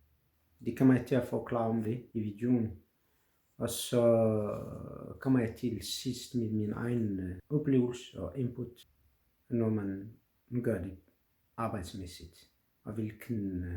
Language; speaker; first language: Danish; non-native, fluent; French